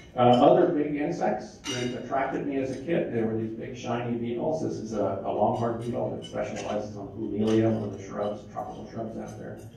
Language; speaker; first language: English; native; English